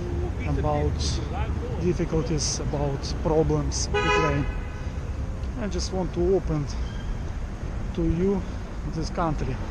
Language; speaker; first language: English; non-native, learner; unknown